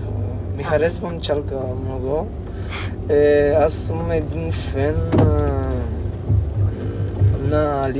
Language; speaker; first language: Bulgarian; early bilingual, heritage; Bulgarian